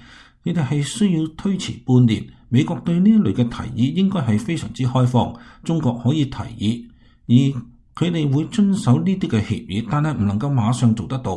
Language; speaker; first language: Chinese; non-native, local second language; Cantonese